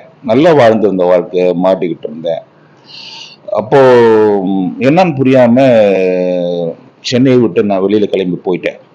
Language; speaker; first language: Tamil; native; Tamil